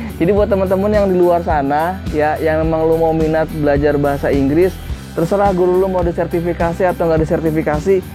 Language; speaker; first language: Indonesian; native; Indonesian